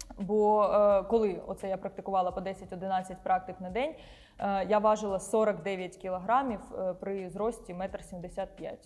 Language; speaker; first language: Ukrainian; non-native, local second language; Russian